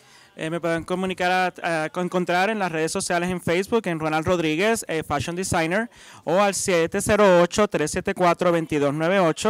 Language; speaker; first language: Spanish; native; Spanish